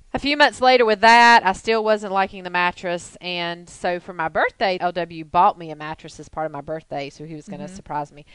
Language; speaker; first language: English; native; English